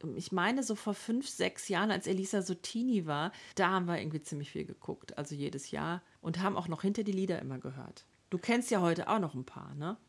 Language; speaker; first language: German; native; German